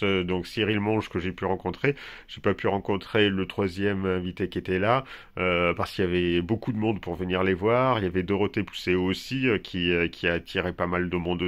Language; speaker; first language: French; native; French